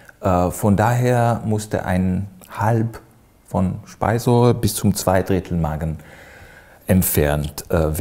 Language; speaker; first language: German; non-native, fluent; Hebrew